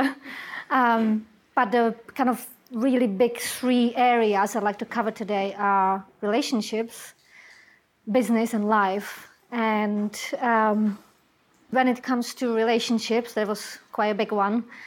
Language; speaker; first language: English; non-native, fluent; Czech